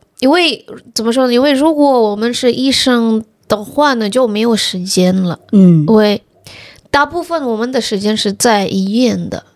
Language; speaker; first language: Chinese; non-native, fluent; Indonesian